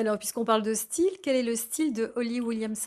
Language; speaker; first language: French; native; French